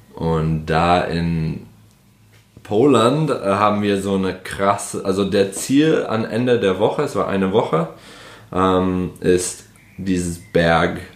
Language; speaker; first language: German; non-native, fluent; English